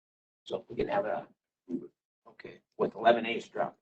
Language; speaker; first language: English; native; English